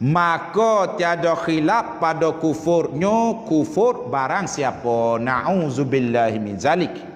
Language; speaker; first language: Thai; non-native, local second language; Malay